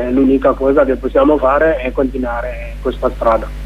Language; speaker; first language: Italian; non-native, learner; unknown